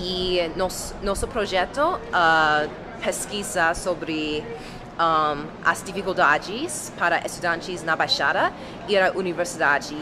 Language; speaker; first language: Portuguese; non-native, learner; English